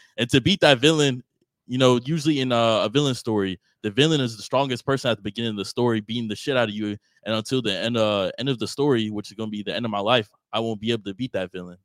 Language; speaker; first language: English; native; English